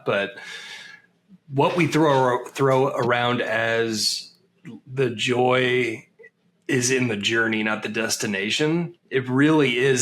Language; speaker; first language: English; native; English